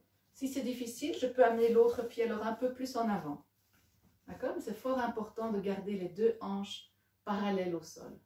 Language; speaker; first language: French; native; French